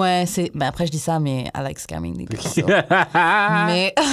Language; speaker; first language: French; native; French